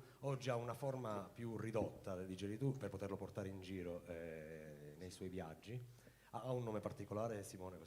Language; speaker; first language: Italian; native; Italian